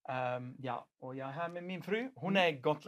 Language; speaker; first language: Swedish; non-native, fluent; German